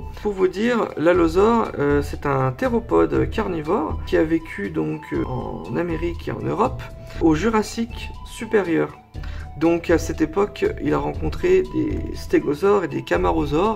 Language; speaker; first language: French; native; French